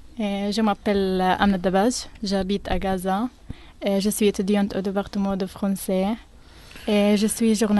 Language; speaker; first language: French; non-native, learner; Arabic